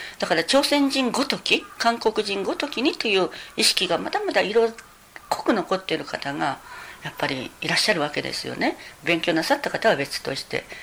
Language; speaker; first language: Japanese; native; Japanese